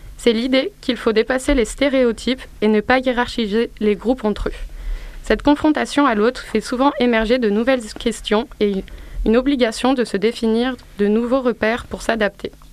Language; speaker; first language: French; native; French